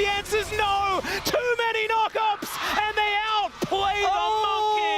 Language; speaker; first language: English; native; English